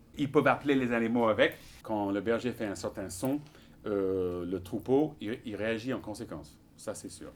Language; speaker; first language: French; non-native, fluent; English